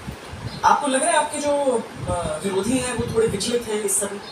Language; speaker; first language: Hindi; native; Hindi